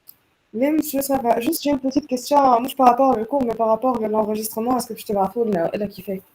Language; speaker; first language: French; non-native, local second language; Arabic